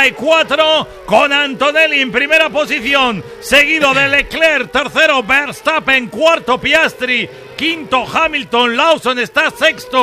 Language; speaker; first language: Spanish; native; Spanish